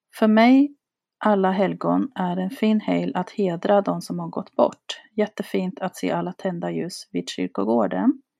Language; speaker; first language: Swedish; early bilingual, other home language; Spanish